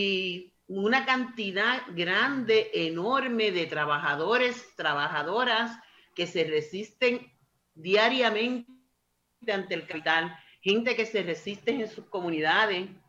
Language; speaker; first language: Spanish; native; Spanish